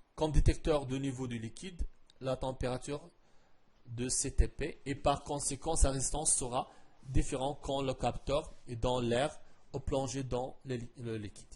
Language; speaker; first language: French; non-native, local second language; Arabic